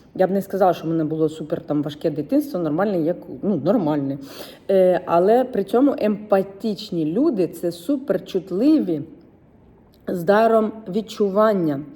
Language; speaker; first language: Ukrainian; non-native, local second language; Russian